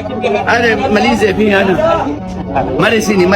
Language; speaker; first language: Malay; non-native, learner; Arabic